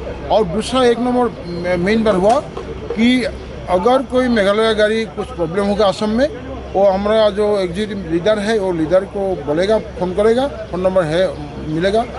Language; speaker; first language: Hindi; non-native, local second language; Assamese